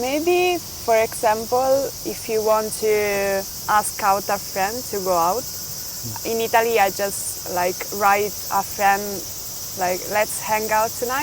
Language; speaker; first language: English; non-native, fluent; Italian